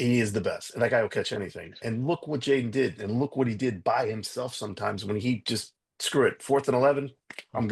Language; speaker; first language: English; native; English